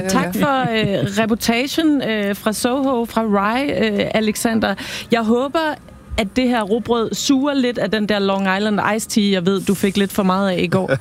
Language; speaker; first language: Danish; native; Danish